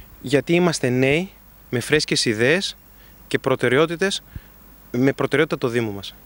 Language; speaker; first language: Greek; early bilingual, heritage; Greek